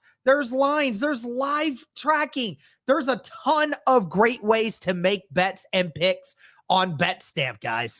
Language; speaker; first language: English; native; English